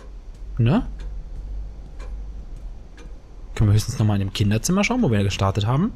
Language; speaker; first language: German; native; German